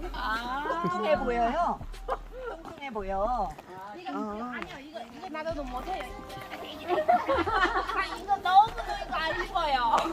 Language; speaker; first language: Korean; non-native, learner; Bangla